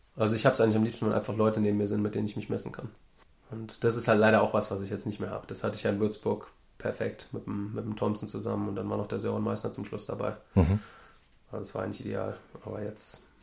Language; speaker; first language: German; native; German